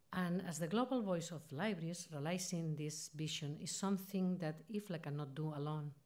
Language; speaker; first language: English; non-native, fluent; Spanish